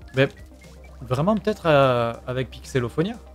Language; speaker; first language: French; native; French